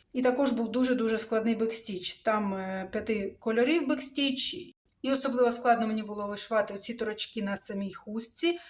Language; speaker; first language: Ukrainian; non-native, local second language; Russian